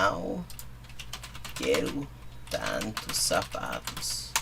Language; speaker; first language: Portuguese; non-native, learner; English